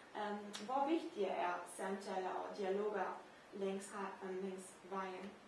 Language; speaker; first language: Danish; non-native, fluent; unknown